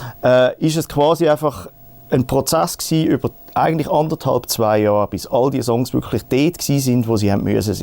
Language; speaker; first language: German; native; German